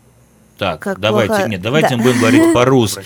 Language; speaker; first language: Russian; native; Russian